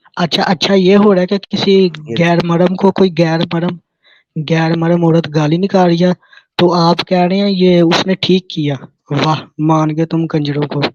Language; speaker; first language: Urdu; non-native, local second language; Punjabi